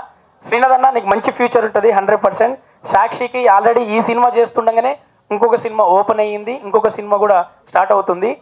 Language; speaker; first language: Telugu; native; Telugu